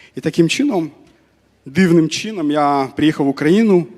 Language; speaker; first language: Ukrainian; non-native, fluent; Armenian